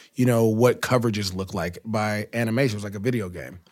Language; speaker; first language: English; native; English